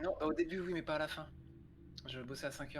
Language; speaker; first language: French; native; French